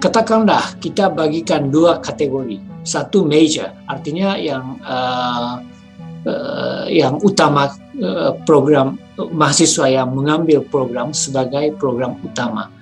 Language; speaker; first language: Indonesian; non-native, fluent; Japanese